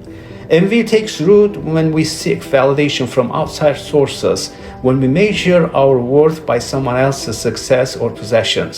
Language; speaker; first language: English; non-native, fluent; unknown